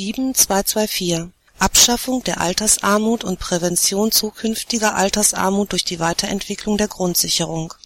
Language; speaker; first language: German; native; German